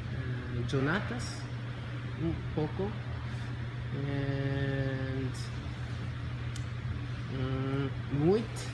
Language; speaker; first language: Portuguese; non-native, learner; English